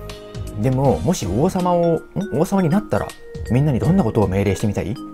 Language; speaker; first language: Japanese; native; Japanese